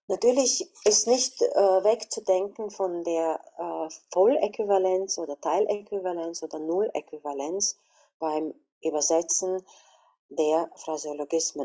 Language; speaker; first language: German; non-native, fluent; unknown